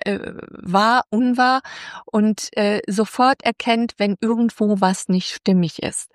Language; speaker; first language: German; native; German